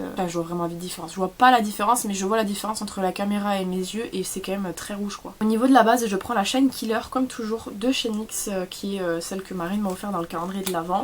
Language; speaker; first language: French; native; French